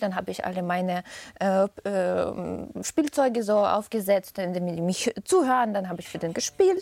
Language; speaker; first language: German; non-native, fluent; Russian